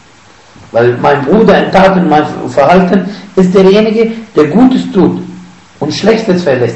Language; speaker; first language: German; non-native, fluent; Arabic